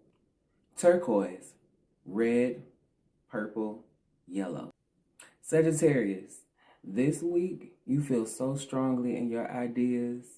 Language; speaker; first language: English; native; English